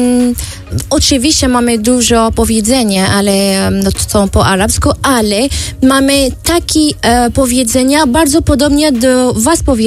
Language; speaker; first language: Polish; non-native, learner; Arabic